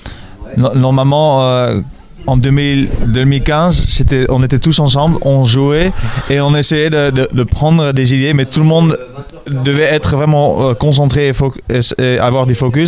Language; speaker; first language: French; non-native, fluent; Dutch